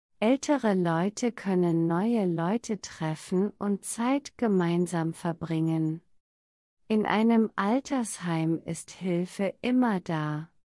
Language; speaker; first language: German; non-native, learner; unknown